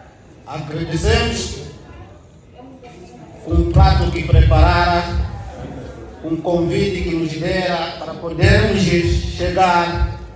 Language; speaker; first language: Portuguese; non-native, learner; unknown